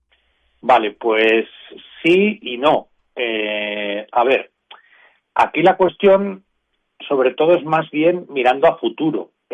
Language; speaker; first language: Spanish; native; Spanish